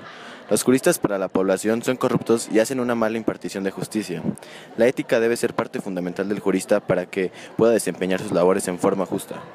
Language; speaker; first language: Spanish; native; Spanish